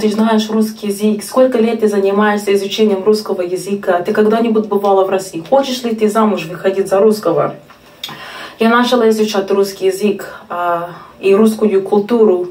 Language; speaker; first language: Russian; non-native, fluent; English